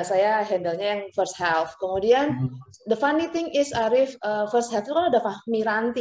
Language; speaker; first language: Indonesian; native; Indonesian